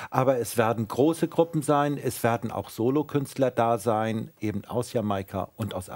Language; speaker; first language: German; native; German